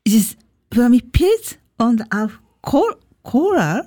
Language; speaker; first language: German; non-native, learner; Japanese